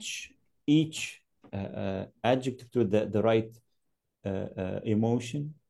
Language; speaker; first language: English; non-native, fluent; Arabic